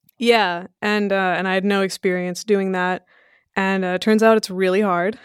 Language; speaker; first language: English; early bilingual, other home language; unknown